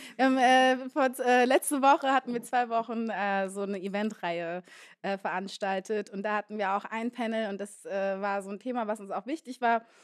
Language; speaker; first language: German; native; German